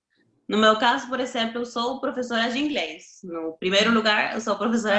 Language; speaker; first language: Portuguese; non-native, fluent; Spanish